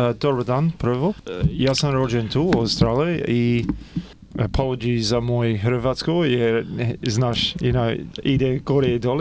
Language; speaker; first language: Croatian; early bilingual, heritage; Croatian